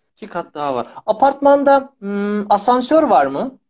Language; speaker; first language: Turkish; native; Turkish